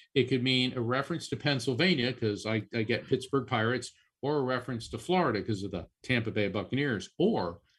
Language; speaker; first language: English; early bilingual, other home language; Italian